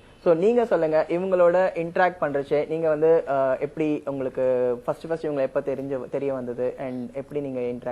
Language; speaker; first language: Tamil; native; Tamil